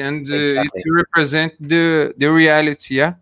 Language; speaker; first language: English; non-native, learner; Portuguese